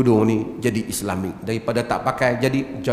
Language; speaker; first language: Malay; native; Malay